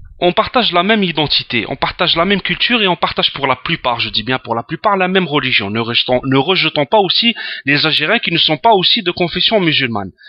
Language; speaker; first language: French; non-native, local second language; Arabic